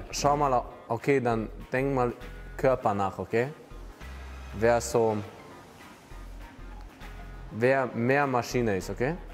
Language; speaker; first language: German; non-native, fluent; Hungarian